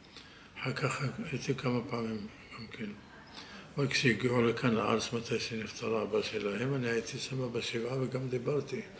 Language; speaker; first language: Hebrew; non-native, fluent; Arabic